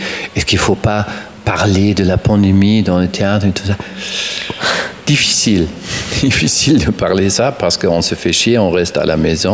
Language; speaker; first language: French; non-native, fluent; German